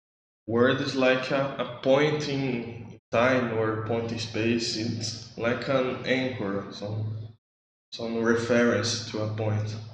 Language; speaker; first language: English; non-native, learner; Portuguese